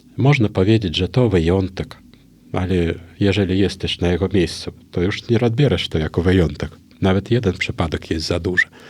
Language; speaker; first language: Polish; non-native, fluent; Russian